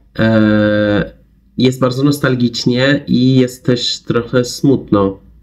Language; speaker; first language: Polish; non-native, fluent; Persian